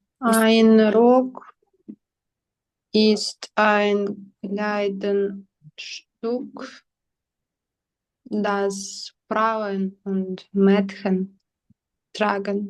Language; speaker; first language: German; non-native, learner; Ukrainian